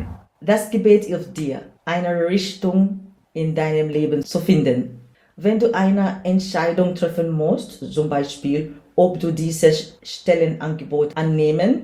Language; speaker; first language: German; non-native, learner; English